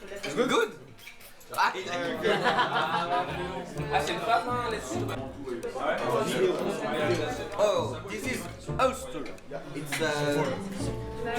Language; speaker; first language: English; non-native, learner; French